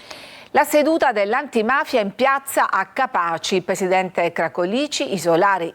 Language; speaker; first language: Italian; native; Italian